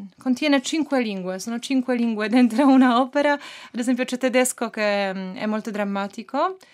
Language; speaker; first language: Italian; non-native, fluent; Polish